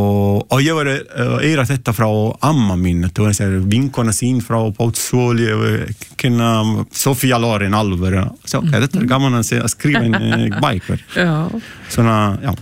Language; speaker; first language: Icelandic; non-native, learner; Italian